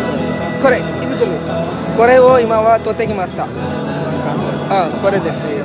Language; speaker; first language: Japanese; non-native, learner; Tamil